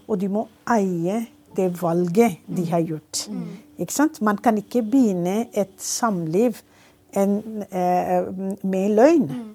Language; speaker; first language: Norwegian; non-native, fluent; Urdu